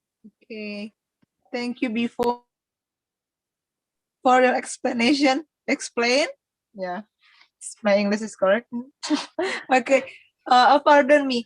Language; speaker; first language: English; non-native, learner; Indonesian